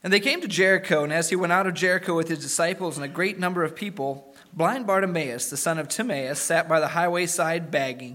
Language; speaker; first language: English; native; English